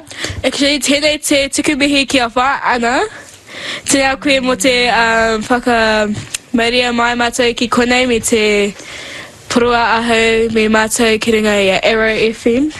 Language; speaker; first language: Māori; non-native, learner; English